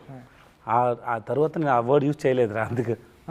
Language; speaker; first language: Telugu; non-native, learner; Tamil